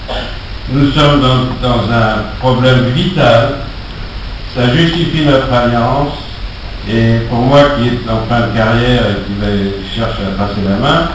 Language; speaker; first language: French; native; French